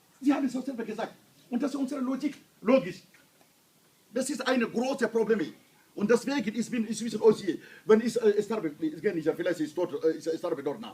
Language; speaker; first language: German; non-native, learner; Hausa